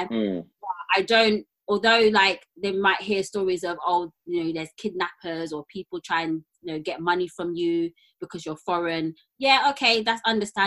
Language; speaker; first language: English; native; English